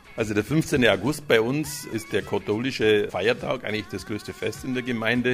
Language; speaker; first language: German; native; German